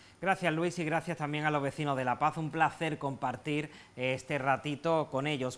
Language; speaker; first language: Spanish; native; Spanish